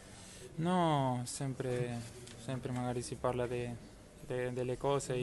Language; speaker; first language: Italian; non-native, fluent; Spanish